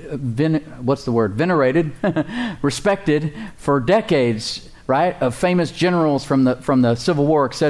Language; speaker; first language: English; native; English